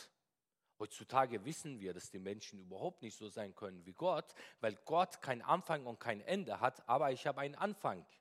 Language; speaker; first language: German; non-native, fluent; Persian